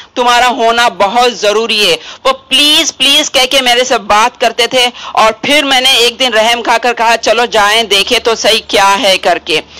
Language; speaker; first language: Hindi; non-native, local second language; Urdu